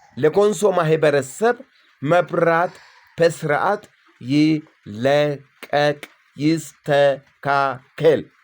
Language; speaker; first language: Amharic; non-native, local second language; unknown